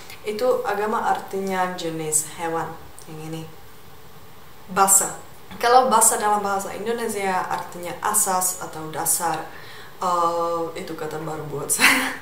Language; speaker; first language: Indonesian; non-native, fluent; Czech